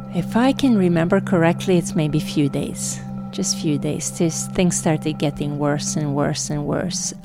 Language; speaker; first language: English; non-native, fluent; Serbian